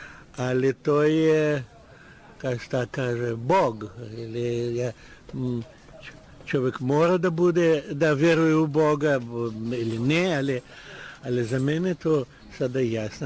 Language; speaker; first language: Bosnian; non-native, learner; Russian